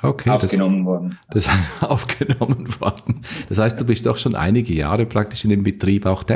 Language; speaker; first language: German; native; German